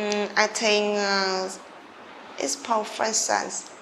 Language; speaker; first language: English; non-native, learner; Vietnamese